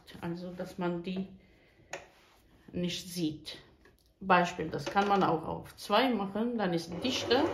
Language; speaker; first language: German; non-native, fluent; Bosnian